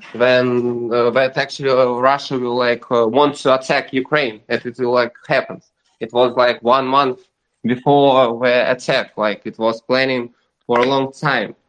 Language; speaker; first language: English; non-native, learner; Russian